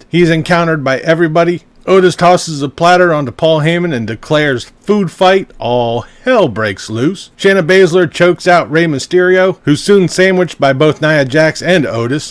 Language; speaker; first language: English; native; English